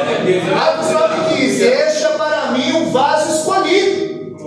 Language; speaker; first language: Portuguese; native; Portuguese